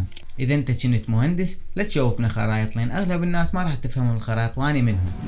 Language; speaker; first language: Arabic; native; Arabic